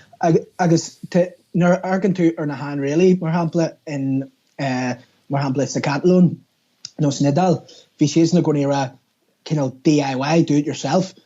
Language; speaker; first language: Irish; non-native, local second language; English